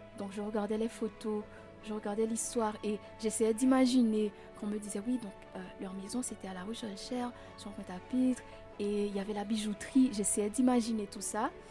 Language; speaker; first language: French; non-native, local second language; Haitian Creole